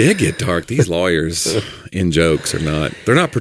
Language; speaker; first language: English; native; English